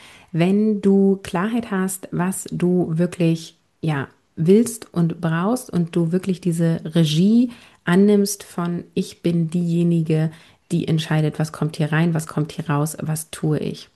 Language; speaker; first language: German; native; German